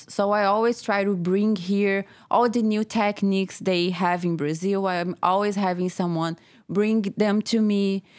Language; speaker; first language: English; non-native, fluent; Portuguese